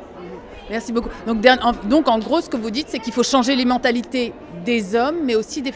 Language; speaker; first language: French; native; French